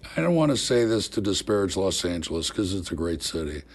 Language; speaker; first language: English; native; English